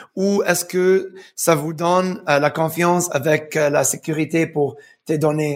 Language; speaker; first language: French; non-native, fluent; English